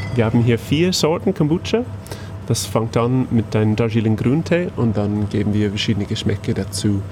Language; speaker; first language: German; non-native, fluent; English